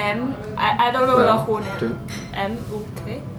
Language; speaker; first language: English; non-native, learner; Chinese